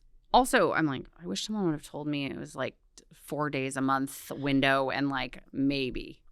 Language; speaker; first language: English; native; English